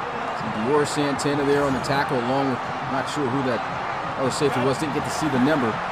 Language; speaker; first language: English; native; English